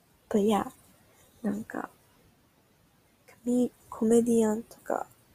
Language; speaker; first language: Japanese; early bilingual, heritage; Japanese